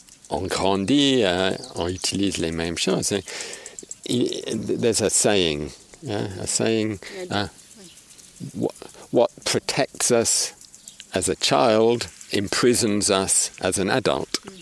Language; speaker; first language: English; native; English